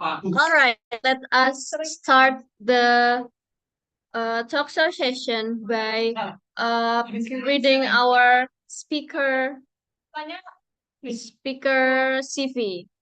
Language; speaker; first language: English; non-native, learner; Indonesian